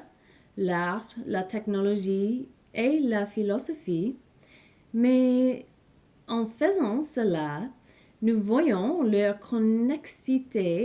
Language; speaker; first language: French; non-native, learner; English